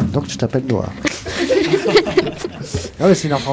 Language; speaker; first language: French; native; French